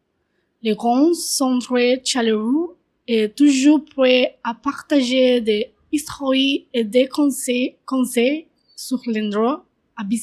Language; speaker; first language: French; non-native, learner; Spanish